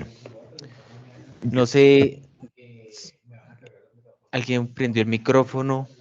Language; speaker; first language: Spanish; native; Spanish